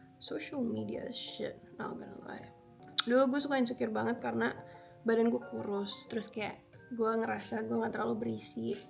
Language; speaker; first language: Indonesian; early bilingual, other home language; Spanish